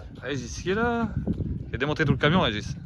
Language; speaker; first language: French; native; French